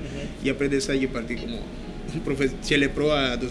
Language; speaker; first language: French; non-native, learner; Spanish